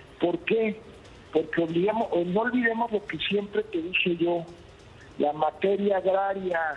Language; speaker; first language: Spanish; native; Spanish